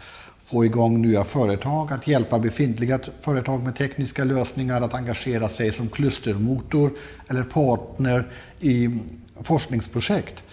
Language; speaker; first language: Swedish; non-native, fluent; German